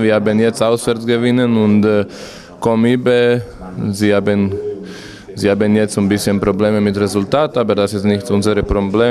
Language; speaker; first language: German; non-native, learner; Croatian